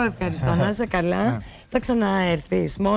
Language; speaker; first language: Greek; native; Greek